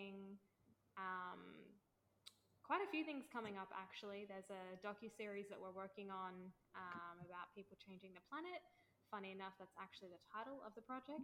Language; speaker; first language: English; native; English